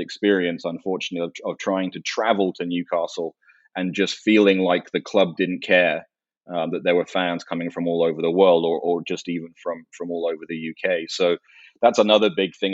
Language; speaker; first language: English; native; English